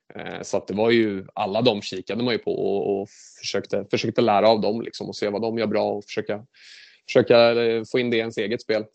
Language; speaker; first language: Swedish; native; Swedish